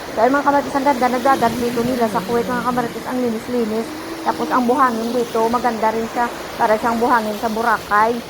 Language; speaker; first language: Filipino; native; Filipino